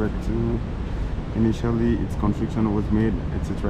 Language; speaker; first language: English; non-native, fluent; French